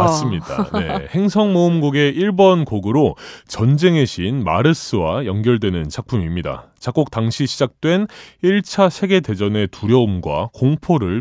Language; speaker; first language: Korean; native; Korean